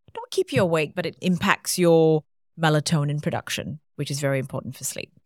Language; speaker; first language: English; non-native, local second language; Tamil